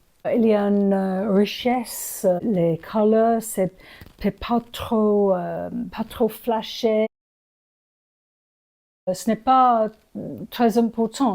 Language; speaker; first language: French; non-native, learner; English